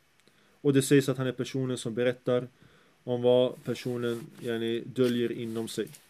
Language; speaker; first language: Swedish; early bilingual, other home language; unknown